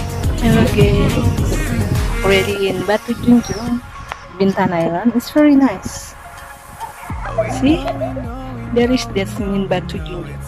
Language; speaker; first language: English; non-native, learner; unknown